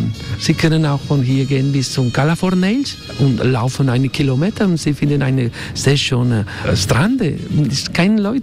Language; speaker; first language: German; non-native, learner; Spanish